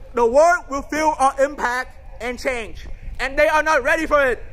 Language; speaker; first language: English; non-native, fluent; Vietnamese